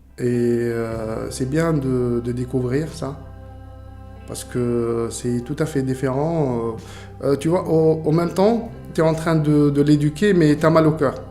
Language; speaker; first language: French; non-native, local second language; Arabic